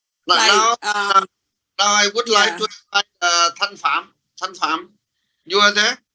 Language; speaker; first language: English; non-native, fluent; Vietnamese